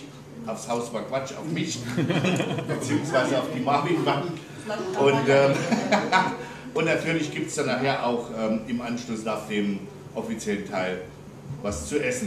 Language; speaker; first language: German; native; German